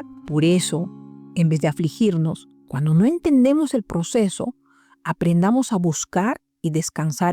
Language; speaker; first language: Spanish; native; Spanish